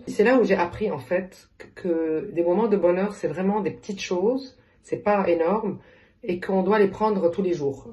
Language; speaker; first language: French; non-native, local second language; Arabic